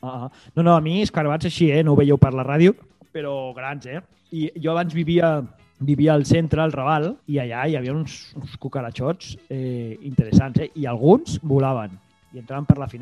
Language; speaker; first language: Catalan; native; Catalan